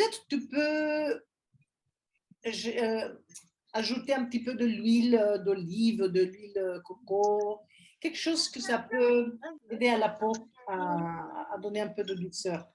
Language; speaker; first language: French; non-native, fluent; Spanish